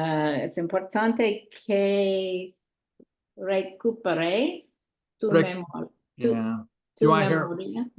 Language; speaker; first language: Spanish; non-native, learner; English